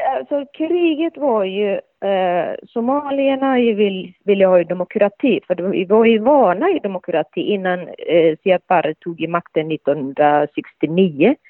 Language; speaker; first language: Swedish; non-native, fluent; Somali